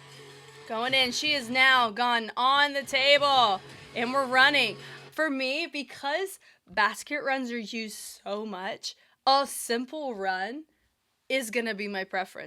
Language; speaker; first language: English; native; English